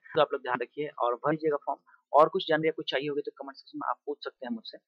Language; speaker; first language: Hindi; native; Hindi